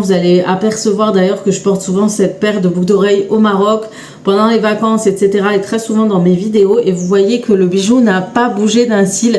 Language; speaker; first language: French; native; French